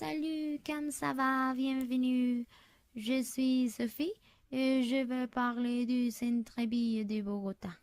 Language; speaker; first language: French; non-native, learner; Spanish